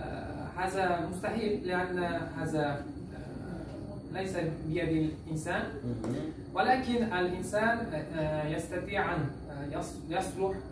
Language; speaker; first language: Arabic; non-native, learner; Uzbek